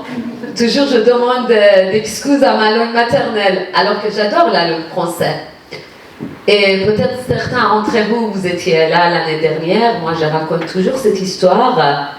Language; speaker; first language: French; non-native, fluent; Persian